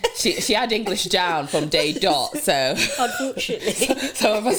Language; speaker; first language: English; non-native, local second language; French